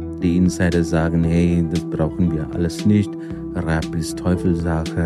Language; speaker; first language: German; non-native, fluent; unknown